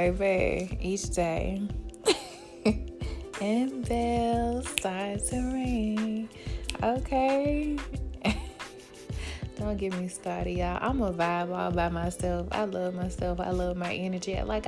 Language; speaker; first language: English; native; English